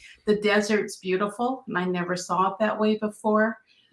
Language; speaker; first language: English; native; English